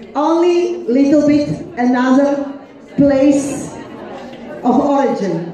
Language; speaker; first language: English; non-native, learner; Latvian